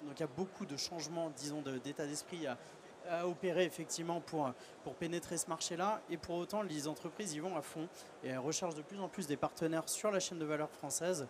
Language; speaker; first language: French; native; French